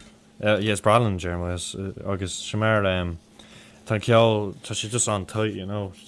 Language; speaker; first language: Irish; non-native, local second language; English